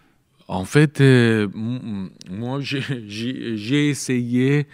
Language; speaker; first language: French; non-native, learner; Persian